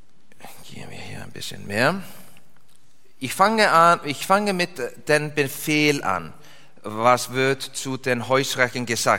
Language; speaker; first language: German; non-native, learner; English